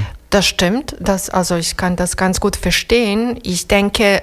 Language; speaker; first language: German; non-native, fluent; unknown